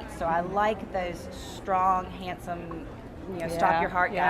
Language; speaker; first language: English; native; English